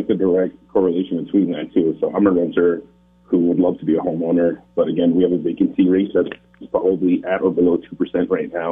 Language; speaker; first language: English; native; English